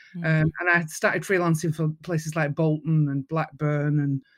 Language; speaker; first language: English; native; English